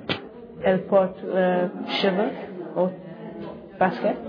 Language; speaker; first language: French; non-native, learner; English